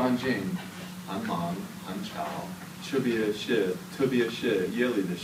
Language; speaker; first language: Chinese; non-native, learner; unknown